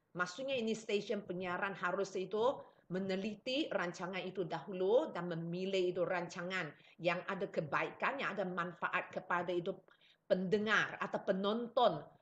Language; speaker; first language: Malay; non-native, local second language; Chinese